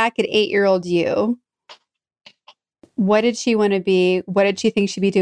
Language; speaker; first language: English; native; English